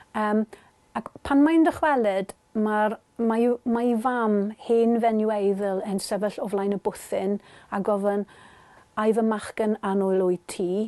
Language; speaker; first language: Welsh; non-native, fluent; German